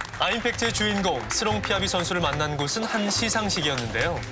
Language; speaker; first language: Korean; native; Korean